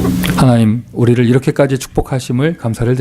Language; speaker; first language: Korean; native; Korean